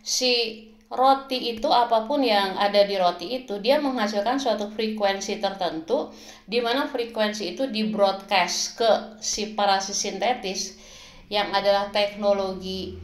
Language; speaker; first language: Indonesian; native; Indonesian